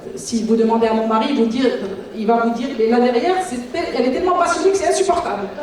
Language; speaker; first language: French; non-native, local second language; Arabic